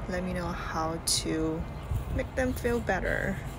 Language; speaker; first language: English; non-native, fluent; Chinese